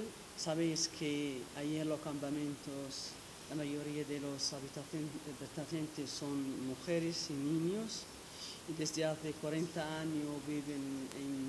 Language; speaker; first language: Spanish; non-native, local second language; Arabic